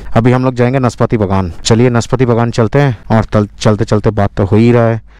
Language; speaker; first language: Hindi; non-native, local second language; Bangla